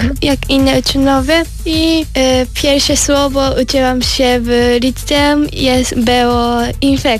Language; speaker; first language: Polish; non-native, learner; Japanese